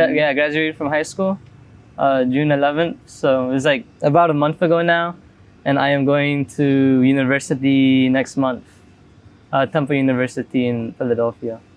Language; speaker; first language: English; early bilingual, other home language; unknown